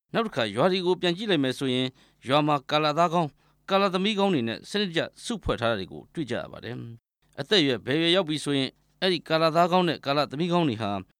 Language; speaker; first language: Burmese; native; Burmese